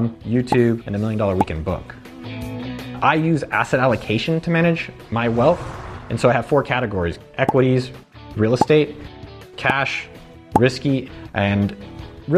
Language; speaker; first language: English; native; English